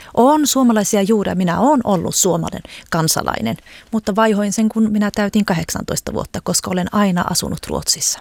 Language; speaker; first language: Finnish; early bilingual, heritage; Finnish